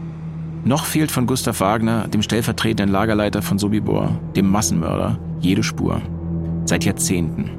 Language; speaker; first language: German; native; German